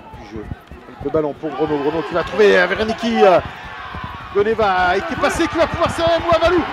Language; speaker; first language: French; native; French